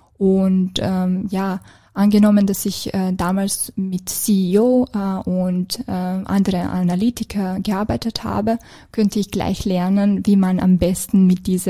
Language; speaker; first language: German; non-native, fluent; Serbian